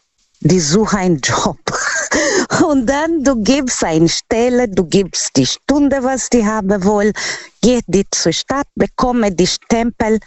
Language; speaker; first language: German; non-native, learner; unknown